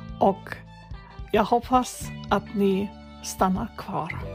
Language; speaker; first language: Swedish; non-native, learner; German